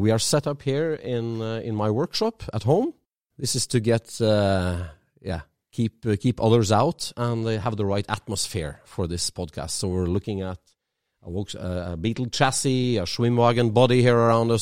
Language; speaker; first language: English; non-native, fluent; Norwegian